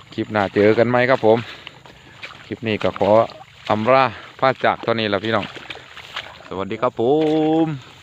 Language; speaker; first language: Thai; native; Thai